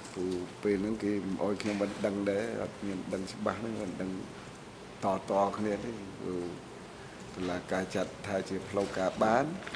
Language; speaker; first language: Khmer; native; Khmer